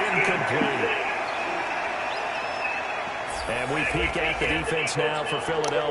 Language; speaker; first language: English; native; English